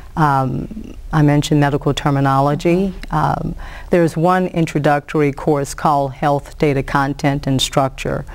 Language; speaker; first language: English; native; English